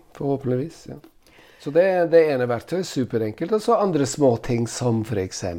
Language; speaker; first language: Norwegian; non-native, fluent; English